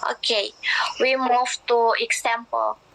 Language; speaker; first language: English; non-native, learner; Indonesian